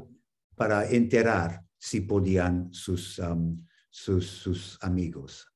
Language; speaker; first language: Spanish; non-native, fluent; English